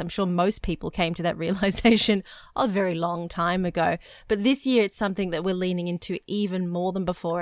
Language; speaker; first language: English; native; English